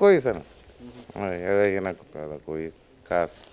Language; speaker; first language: Arabic; non-native, learner; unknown